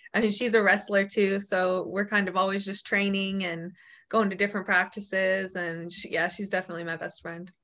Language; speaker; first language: English; native; English